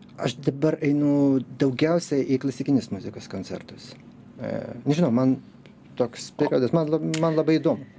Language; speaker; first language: Lithuanian; non-native, local second language; Russian